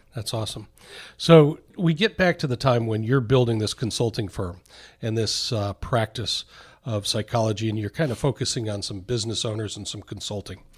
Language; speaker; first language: English; native; English